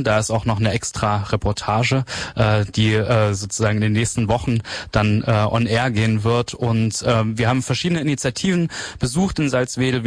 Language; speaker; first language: German; native; German